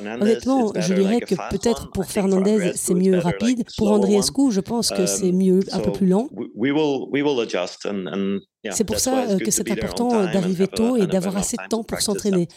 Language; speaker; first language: French; native; French